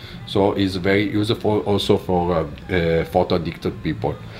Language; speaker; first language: English; non-native, fluent; Italian